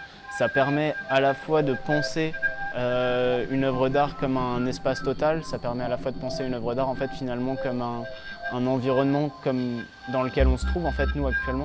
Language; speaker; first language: French; native; French